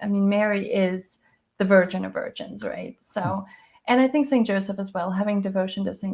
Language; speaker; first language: English; native; English